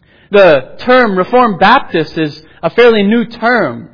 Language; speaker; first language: English; native; English